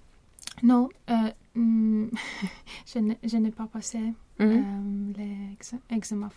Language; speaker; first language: French; non-native, learner; Swedish